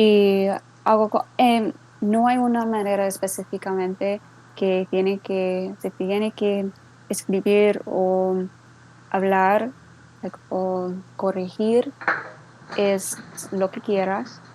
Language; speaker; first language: Spanish; non-native, learner; English